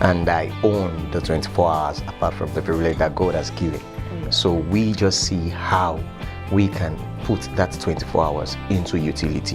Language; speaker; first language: English; non-native, local second language; Yoruba